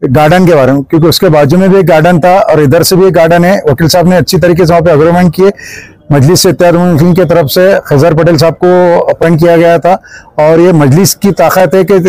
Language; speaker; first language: Hindi; non-native, local second language; Urdu